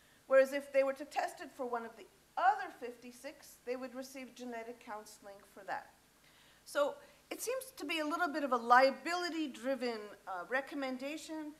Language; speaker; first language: English; native; English